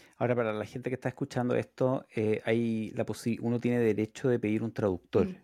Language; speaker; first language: Spanish; native; Spanish